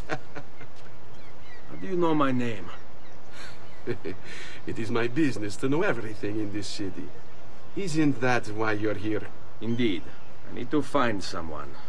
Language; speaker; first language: English; native; English